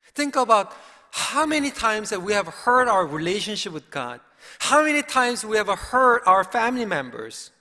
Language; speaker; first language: English; early bilingual, other home language; Korean